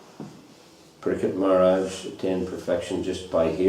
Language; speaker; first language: English; non-native, fluent; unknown